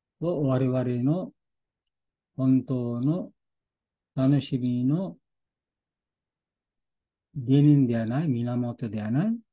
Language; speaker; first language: Japanese; non-native, fluent; Bangla